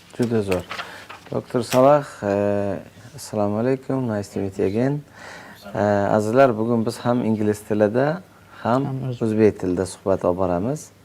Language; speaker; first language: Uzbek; native; Uzbek